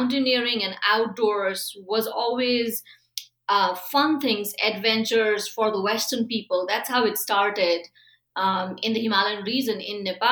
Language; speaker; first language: English; non-native, local second language; Nepali